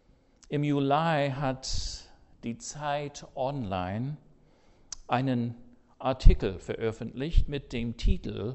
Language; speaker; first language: German; non-native, fluent; English